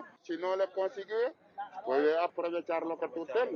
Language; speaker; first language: Spanish; non-native, learner; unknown